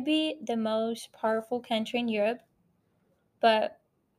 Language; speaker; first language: English; non-native, fluent; Ukrainian